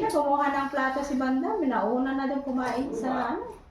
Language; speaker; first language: Filipino; native; Filipino